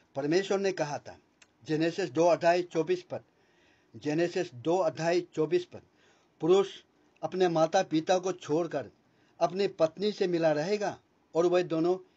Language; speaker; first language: Hindi; non-native, local second language; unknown